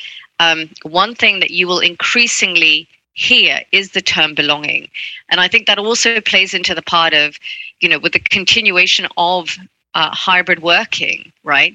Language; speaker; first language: English; non-native, local second language; Cantonese